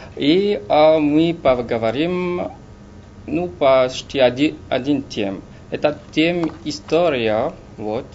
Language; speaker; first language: Russian; non-native, learner; French